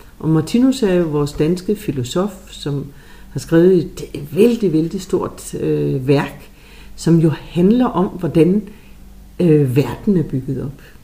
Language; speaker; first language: Danish; native; Danish